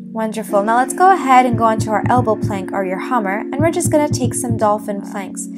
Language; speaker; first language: English; native; English